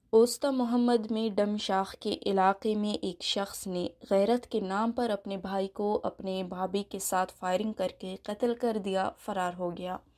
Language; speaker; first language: Urdu; non-native, local second language; Baluchi